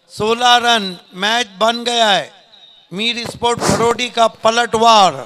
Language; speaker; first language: Hindi; non-native, local second language; Marathi